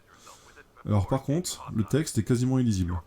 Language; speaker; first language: French; native; French